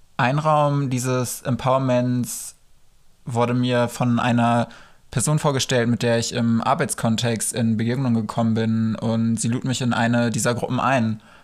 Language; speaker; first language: German; early bilingual, other home language; Polish